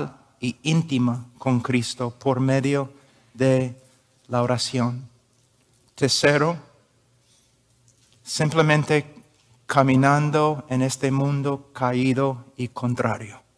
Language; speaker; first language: Spanish; non-native, fluent; English